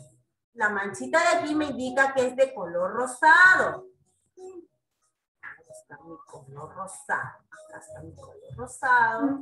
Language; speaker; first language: Spanish; native; Spanish